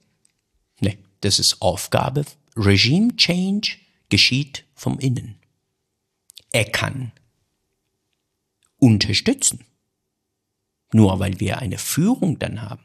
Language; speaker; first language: German; non-native, fluent; Persian